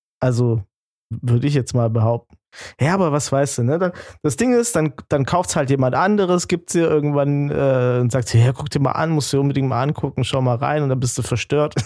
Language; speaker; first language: German; native; German